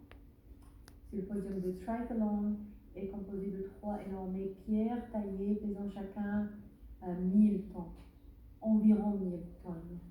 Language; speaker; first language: French; non-native, learner; Arabic